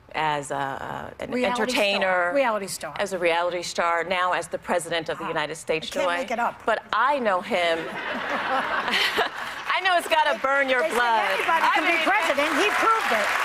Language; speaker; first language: English; native; English